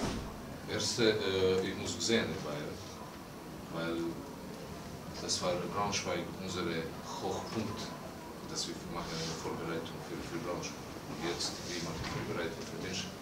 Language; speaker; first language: German; non-native, learner; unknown